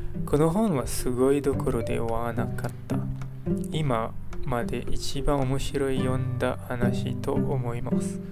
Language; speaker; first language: Japanese; non-native, learner; English